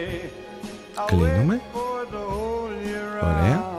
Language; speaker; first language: Greek; non-native, learner; Italian